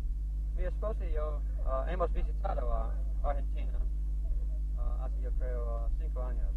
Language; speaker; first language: Spanish; non-native, learner; English